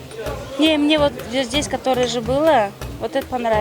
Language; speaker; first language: Russian; non-native, local second language; Tajik